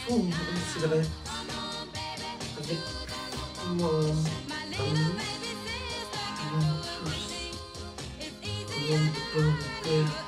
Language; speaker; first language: French; non-native, learner; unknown